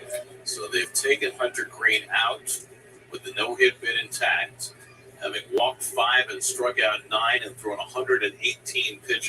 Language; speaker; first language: English; native; English